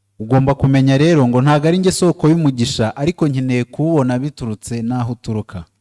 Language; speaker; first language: Kinyarwanda; native; Kinyarwanda